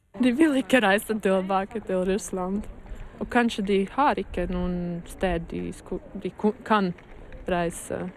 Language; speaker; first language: Norwegian; non-native, learner; Latvian